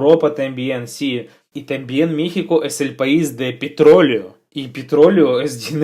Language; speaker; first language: Spanish; non-native, fluent; Russian